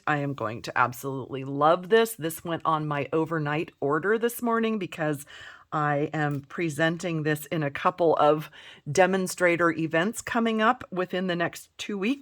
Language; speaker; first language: English; native; English